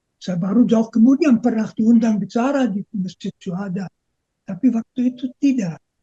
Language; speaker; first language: Indonesian; non-native, fluent; German